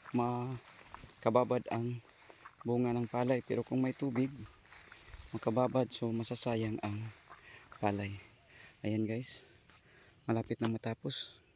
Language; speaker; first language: Filipino; non-native, local second language; Cebuano